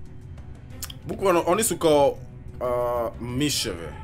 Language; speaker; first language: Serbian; early bilingual, heritage; English